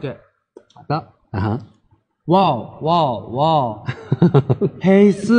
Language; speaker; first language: Chinese; non-native, learner; Japanese